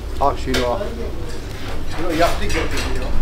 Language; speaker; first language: German; non-native, learner; Turkish